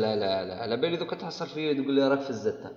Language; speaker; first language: Arabic; native; Arabic